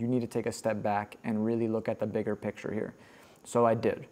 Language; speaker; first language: English; native; English